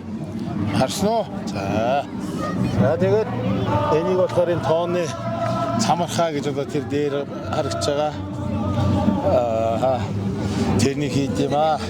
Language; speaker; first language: Mongolian; non-native, local second language; Kazakh